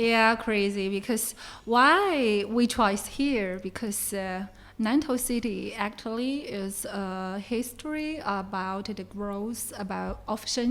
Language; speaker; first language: English; non-native, learner; Chinese